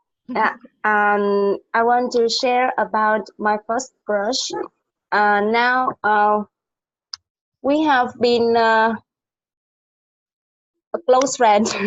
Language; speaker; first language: English; non-native, learner; Vietnamese